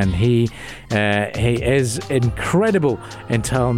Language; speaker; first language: English; non-native, local second language; Urdu